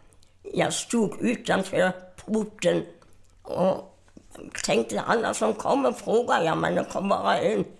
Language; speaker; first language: Swedish; non-native, fluent; German